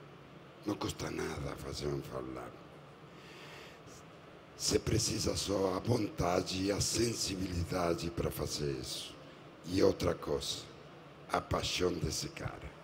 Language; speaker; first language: Portuguese; non-native, fluent; Spanish